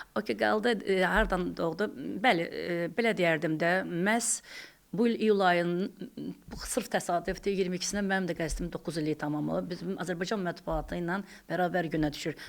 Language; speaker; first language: Azerbaijani; non-native, local second language; Talysh